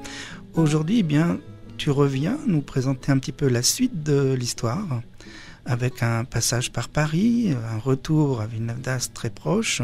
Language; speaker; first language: French; native; French